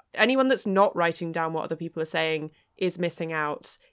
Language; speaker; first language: English; native; English